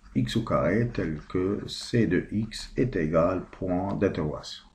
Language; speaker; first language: French; non-native, local second language; Arabic